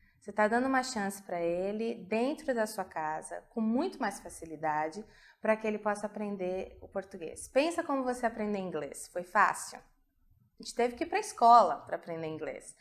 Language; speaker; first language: Portuguese; native; Portuguese